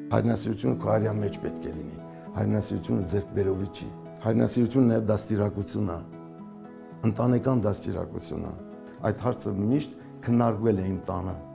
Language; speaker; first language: Armenian; early bilingual, heritage; Armenian